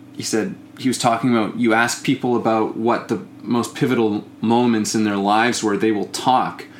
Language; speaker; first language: English; native; English